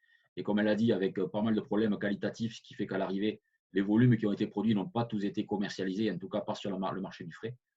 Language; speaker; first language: French; native; French